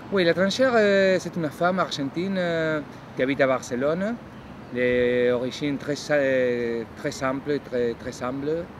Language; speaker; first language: French; non-native, fluent; Spanish